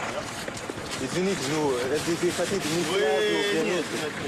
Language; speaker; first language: Russian; non-native, learner; Dutch